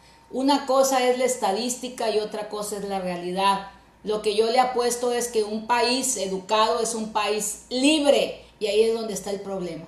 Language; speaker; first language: Spanish; native; Spanish